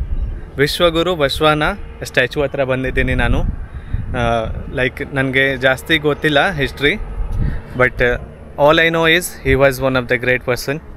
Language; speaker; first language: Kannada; non-native, learner; Hindi